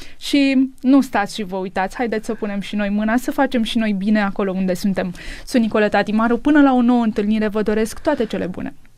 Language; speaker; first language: Romanian; native; Romanian